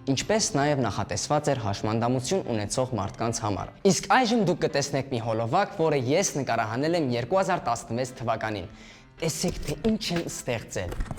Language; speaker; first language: Armenian; early bilingual, heritage; Armenian